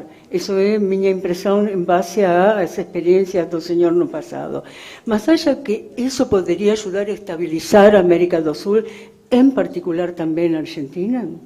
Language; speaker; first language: Portuguese; non-native, fluent; Spanish